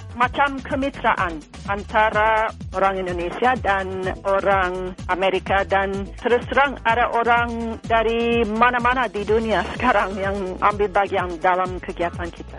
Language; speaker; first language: Indonesian; non-native, fluent; English